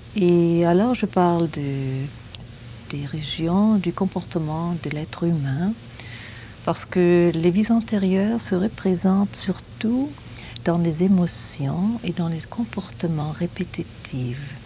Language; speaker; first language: French; non-native, fluent; German